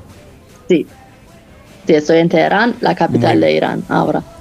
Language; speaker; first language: Spanish; non-native, fluent; Persian